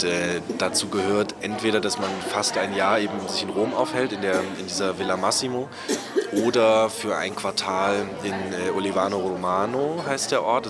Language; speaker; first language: German; native; German